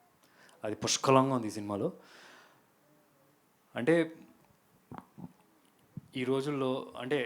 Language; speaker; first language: Telugu; native; Telugu